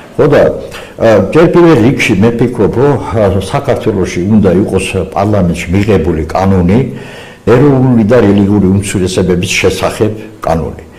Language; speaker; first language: Georgian; non-native, local second language; Azerbaijani